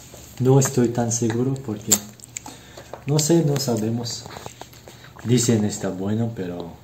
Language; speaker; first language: Spanish; non-native, learner; Turkish